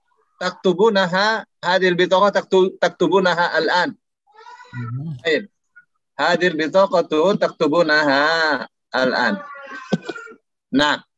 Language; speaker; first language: Arabic; non-native, fluent; Indonesian